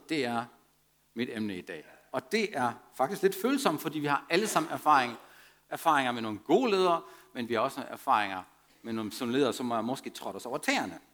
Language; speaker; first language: Danish; non-native, fluent; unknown